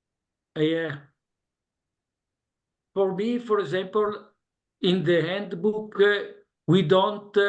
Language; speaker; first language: English; non-native, learner; Italian